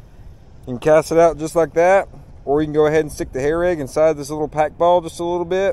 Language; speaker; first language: English; native; English